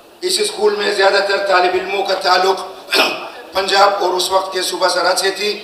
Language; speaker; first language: Urdu; non-native, local second language; Hazaragi